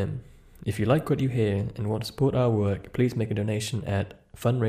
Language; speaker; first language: English; native; English